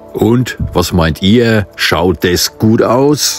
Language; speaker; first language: German; native; German